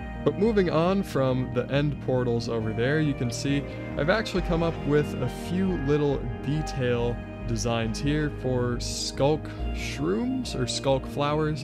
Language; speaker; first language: English; native; English